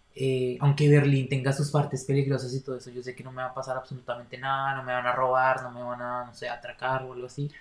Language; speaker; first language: Spanish; native; Spanish